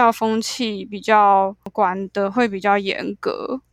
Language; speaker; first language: Chinese; native; Chinese